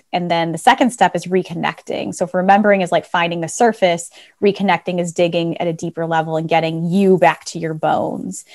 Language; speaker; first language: English; native; English